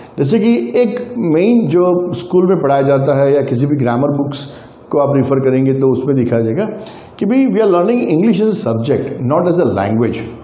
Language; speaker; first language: Hindi; non-native, local second language; Gujarati